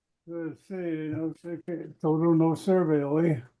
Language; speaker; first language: Spanish; non-native, learner; English